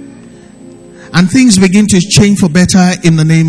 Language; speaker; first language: English; non-native, local second language; Yoruba